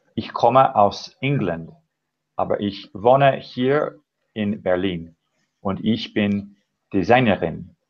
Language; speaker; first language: German; non-native, learner; English